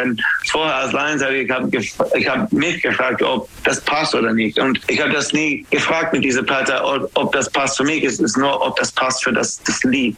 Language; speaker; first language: German; non-native, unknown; English